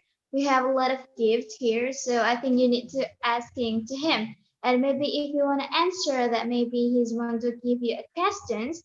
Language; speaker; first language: English; non-native, learner; Indonesian